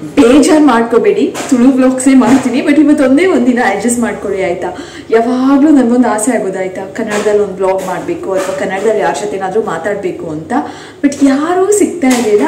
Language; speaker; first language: Kannada; non-native, local second language; Tulu